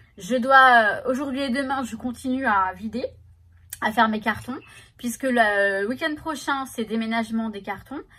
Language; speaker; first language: French; native; French